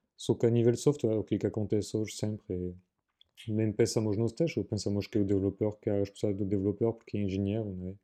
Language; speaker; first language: Portuguese; non-native, fluent; French